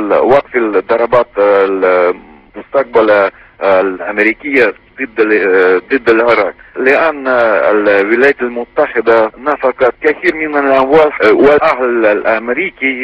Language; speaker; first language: Arabic; non-native, fluent; Russian